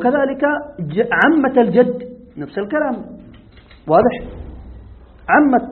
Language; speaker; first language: Arabic; native; Arabic